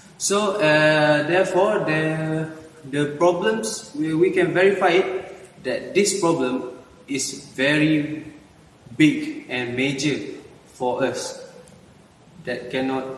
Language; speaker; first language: English; non-native, learner; Malay